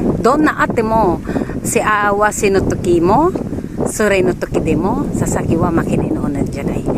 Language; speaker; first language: Japanese; non-native, fluent; Filipino